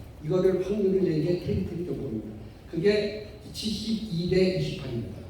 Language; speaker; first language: Korean; native; Korean